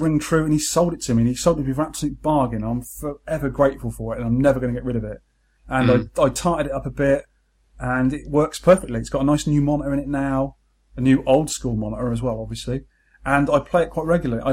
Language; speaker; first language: English; native; English